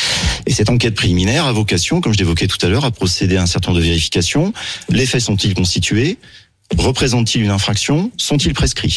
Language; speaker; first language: French; native; French